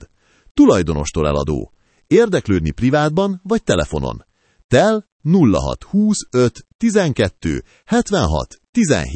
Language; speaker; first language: Hungarian; native; Hungarian